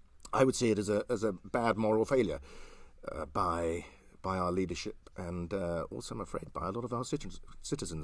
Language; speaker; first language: English; native; English